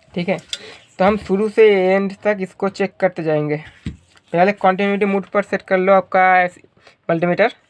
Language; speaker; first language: Hindi; non-native, local second language; Bangla